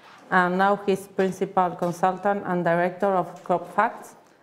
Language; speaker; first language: English; non-native, fluent; Spanish